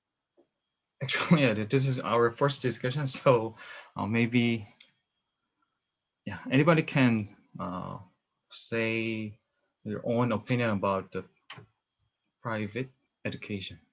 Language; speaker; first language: English; non-native, learner; Korean